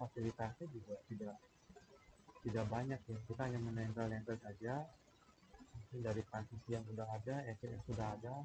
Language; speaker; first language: Indonesian; native; Indonesian